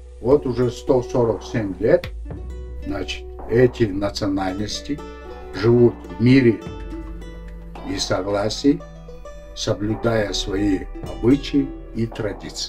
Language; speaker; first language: Russian; non-native, local second language; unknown